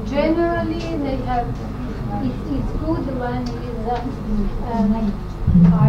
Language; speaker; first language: English; non-native, fluent; Italian